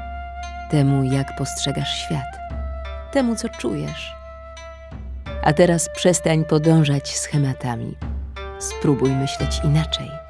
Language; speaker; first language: Polish; native; Polish